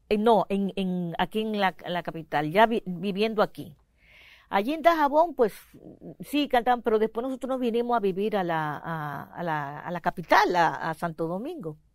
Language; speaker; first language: Spanish; native; Spanish